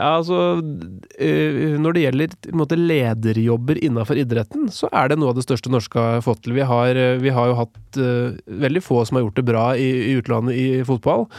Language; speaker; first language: Norwegian; native; Norwegian